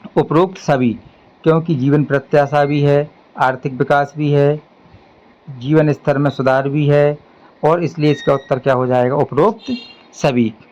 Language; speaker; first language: Hindi; native; Hindi